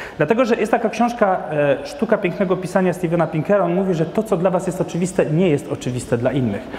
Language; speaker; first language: Polish; non-native, fluent; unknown